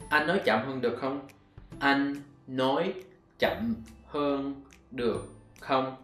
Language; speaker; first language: Vietnamese; non-native, learner; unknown